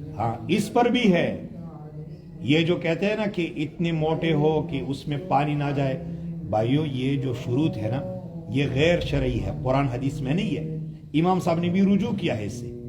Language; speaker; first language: Urdu; non-native, local second language; Pashto